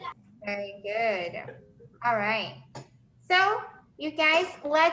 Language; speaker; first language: English; non-native, fluent; Portuguese